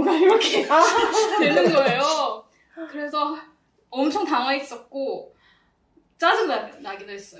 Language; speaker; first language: Korean; non-native, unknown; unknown